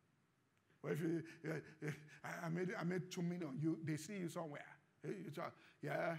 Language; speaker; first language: English; non-native, local second language; Yoruba